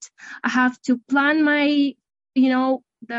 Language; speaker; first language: English; non-native, fluent; Russian